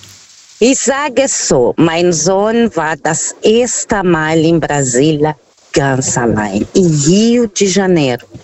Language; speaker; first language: German; non-native, fluent; Portuguese